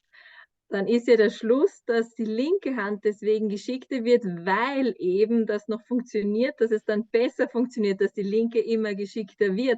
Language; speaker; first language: German; native; German